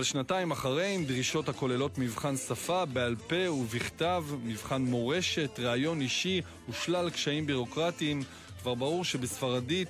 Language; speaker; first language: Hebrew; native; Hebrew